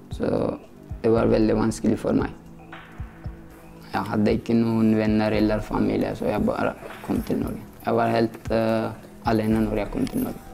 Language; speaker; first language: Norwegian; early bilingual, other home language; Persian